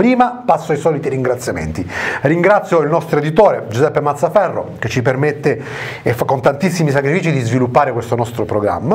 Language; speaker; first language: Italian; native; Italian